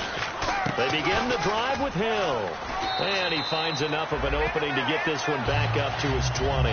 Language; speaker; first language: English; native; English